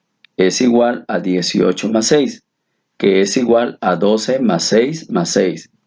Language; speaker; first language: Spanish; native; Spanish